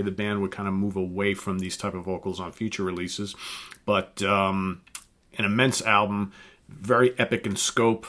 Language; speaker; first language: English; native; English